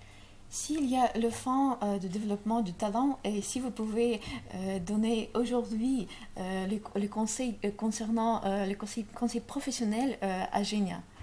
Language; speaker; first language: French; non-native, learner; Russian